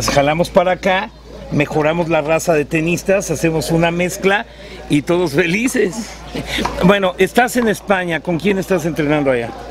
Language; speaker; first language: Spanish; native; Spanish